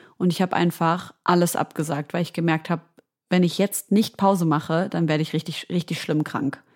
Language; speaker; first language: German; early bilingual, other home language; Arabic